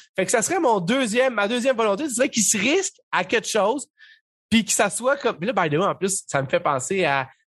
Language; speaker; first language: French; native; French